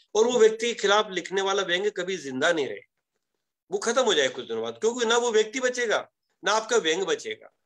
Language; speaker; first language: Hindi; native; Hindi